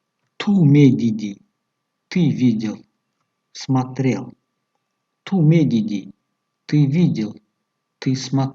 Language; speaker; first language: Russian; non-native, local second language; Tajik